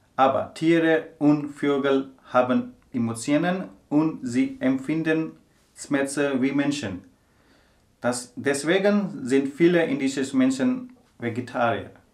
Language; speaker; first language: German; non-native, learner; Gujarati